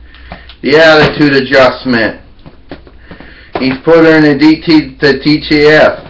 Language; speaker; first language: English; native; English